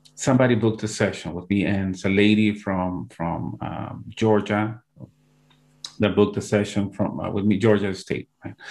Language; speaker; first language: English; non-native, fluent; Spanish